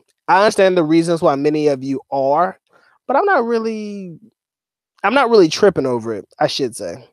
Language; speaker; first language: English; native; English